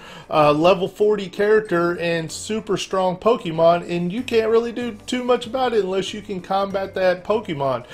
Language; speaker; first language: English; native; English